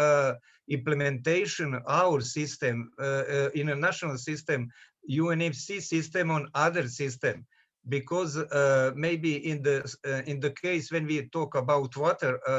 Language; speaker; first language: English; non-native, learner; Serbian